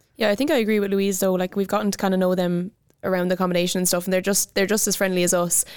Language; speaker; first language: English; native; English